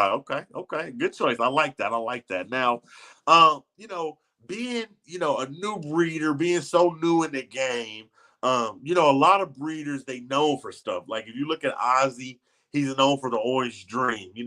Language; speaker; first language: English; native; English